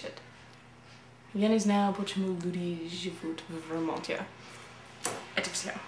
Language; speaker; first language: Russian; non-native, learner; English